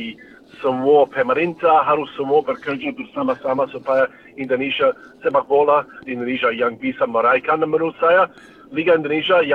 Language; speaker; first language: Indonesian; non-native, fluent; English